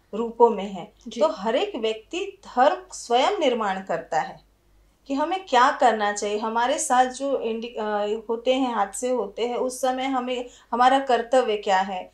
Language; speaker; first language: Hindi; native; Hindi